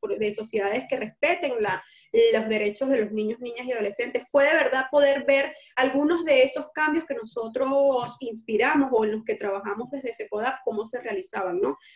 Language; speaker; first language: Spanish; native; Spanish